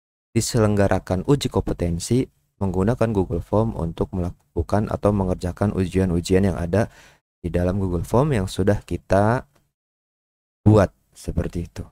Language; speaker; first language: Indonesian; native; Indonesian